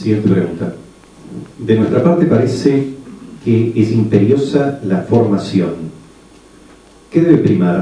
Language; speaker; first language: Spanish; native; Spanish